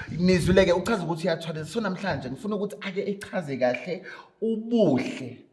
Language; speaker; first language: Zulu; native; Zulu